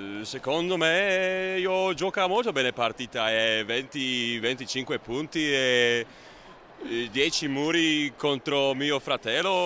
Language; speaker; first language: Italian; non-native, learner; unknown